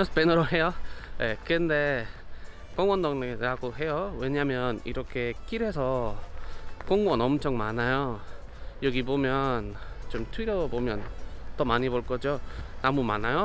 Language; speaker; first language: Korean; non-native, learner; Spanish